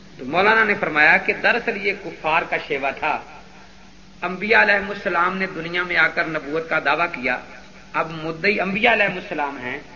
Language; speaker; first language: Urdu; non-native, local second language; Punjabi